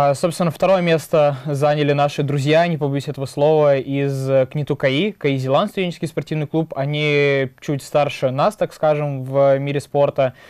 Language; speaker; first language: Russian; native; Russian